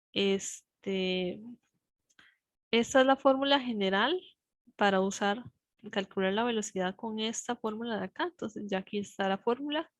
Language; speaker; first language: Spanish; native; Spanish